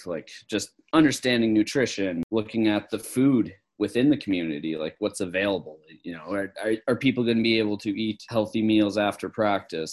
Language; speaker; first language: English; native; English